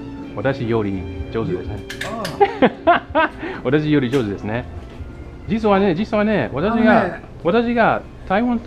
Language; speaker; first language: Japanese; non-native, learner; English